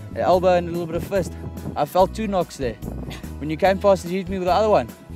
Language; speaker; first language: English; non-native, local second language; Afrikaans